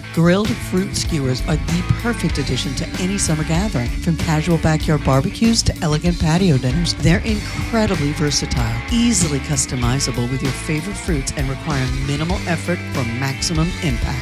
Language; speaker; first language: English; native; English